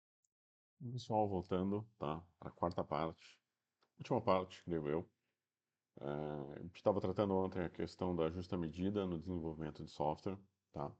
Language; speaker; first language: Portuguese; native; Portuguese